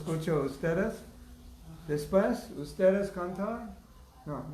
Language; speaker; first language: Spanish; non-native, learner; English